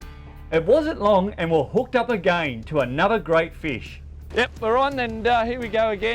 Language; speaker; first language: English; native; English